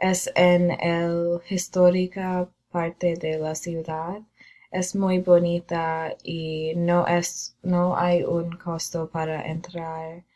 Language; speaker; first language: Spanish; non-native, learner; English